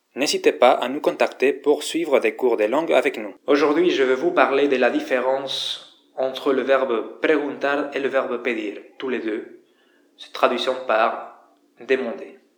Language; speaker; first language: French; non-native, fluent; Spanish